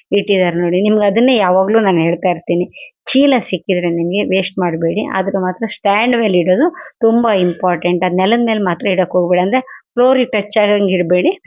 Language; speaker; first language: Kannada; non-native, local second language; Telugu